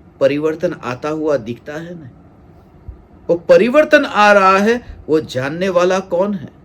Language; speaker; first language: Hindi; non-native, local second language; Gujarati